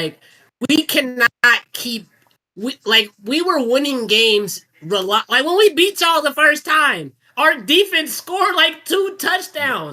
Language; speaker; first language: English; native; English